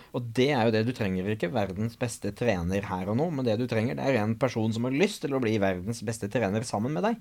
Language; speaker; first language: Norwegian; native; Norwegian